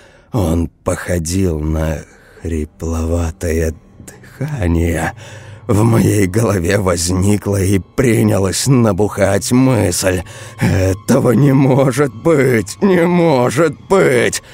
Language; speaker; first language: Russian; native; Russian